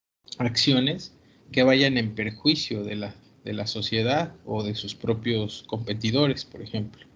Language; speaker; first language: Spanish; native; Spanish